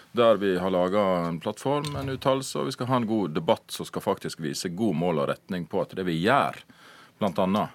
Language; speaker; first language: Norwegian; native; Norwegian